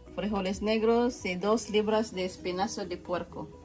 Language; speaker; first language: Spanish; non-native, learner; Filipino